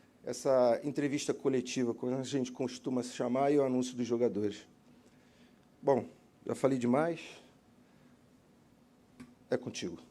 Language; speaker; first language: Portuguese; native; Portuguese